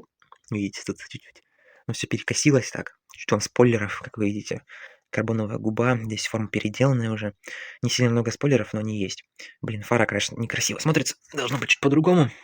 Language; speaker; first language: Russian; native; Russian